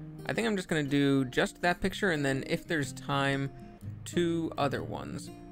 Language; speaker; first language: English; native; English